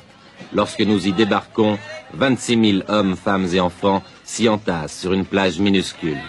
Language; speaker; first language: French; native; French